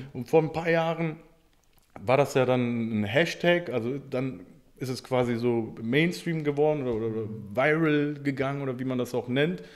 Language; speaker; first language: German; native; German